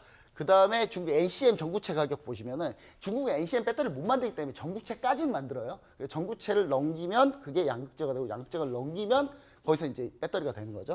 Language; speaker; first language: Korean; native; Korean